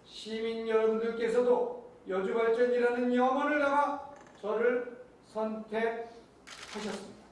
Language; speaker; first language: Korean; native; Korean